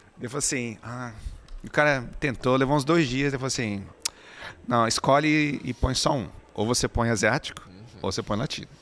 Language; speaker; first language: Portuguese; native; Portuguese